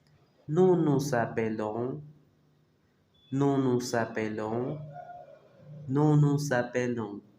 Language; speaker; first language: French; non-native, fluent; Spanish